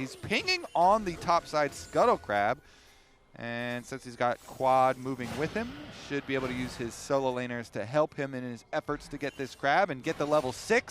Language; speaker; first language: English; native; English